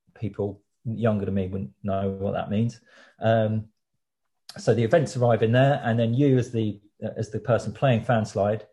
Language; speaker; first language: English; native; English